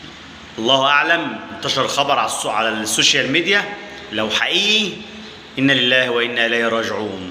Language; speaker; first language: Arabic; native; Arabic